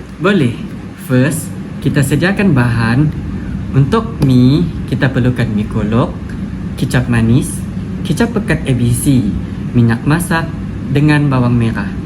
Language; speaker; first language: Malay; native; Malay